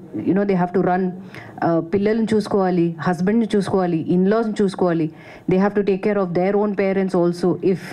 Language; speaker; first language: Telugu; non-native, fluent; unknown